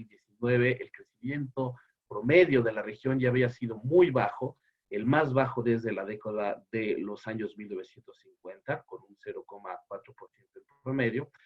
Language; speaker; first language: Spanish; native; Spanish